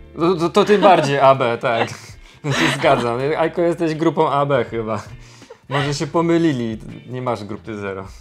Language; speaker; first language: Polish; native; Polish